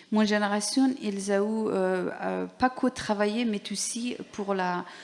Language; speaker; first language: French; non-native, learner; Persian